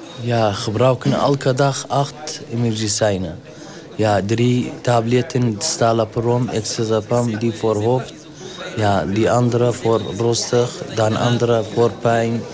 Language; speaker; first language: Dutch; non-native, learner; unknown